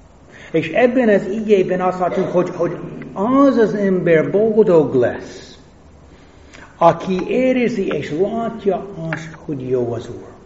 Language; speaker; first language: Hungarian; non-native, fluent; English